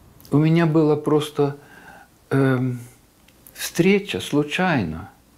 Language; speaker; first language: Russian; non-native, local second language; Estonian